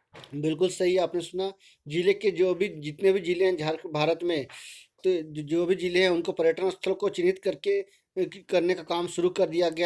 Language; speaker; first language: Hindi; native; Hindi